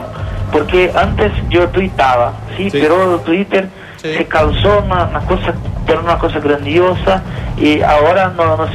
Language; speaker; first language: Spanish; non-native, learner; Portuguese